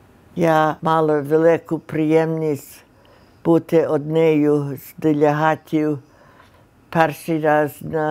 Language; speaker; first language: Ukrainian; early bilingual, heritage; Ukrainian